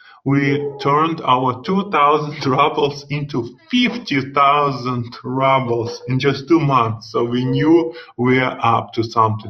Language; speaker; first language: English; non-native, fluent; Russian